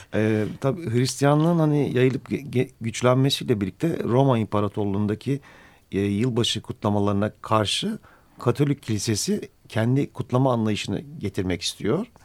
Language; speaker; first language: Turkish; native; Turkish